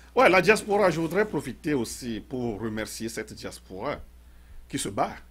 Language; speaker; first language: French; non-native, local second language; Ewe